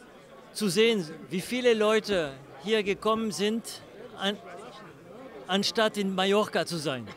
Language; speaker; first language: German; early bilingual, heritage; German